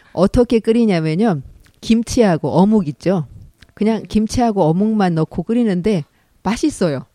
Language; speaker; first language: Korean; native; Korean